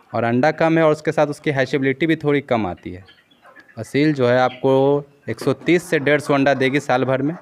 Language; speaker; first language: Hindi; native; Hindi